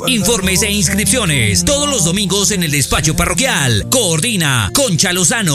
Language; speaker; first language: Spanish; native; Spanish